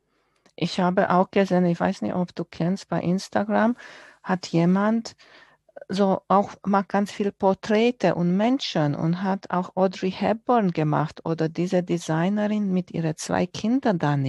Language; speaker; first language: German; non-native, fluent; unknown